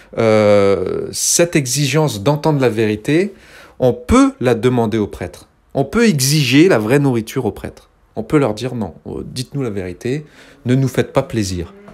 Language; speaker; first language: French; early bilingual, other home language; Kabyle